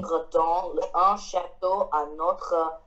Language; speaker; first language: French; non-native, learner; Chinese